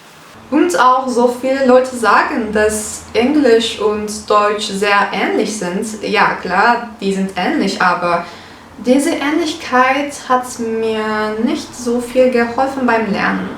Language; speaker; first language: German; non-native, fluent; Turkish